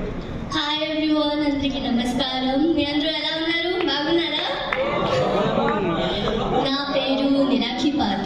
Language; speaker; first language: Telugu; non-native, local second language; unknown